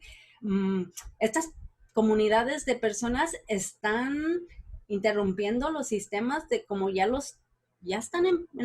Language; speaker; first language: Spanish; early bilingual, heritage; Spanish